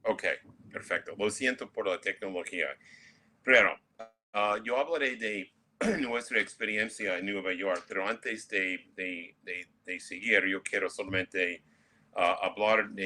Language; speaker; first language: Spanish; non-native, fluent; English